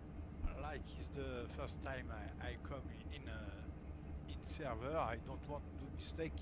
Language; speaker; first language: English; non-native, learner; French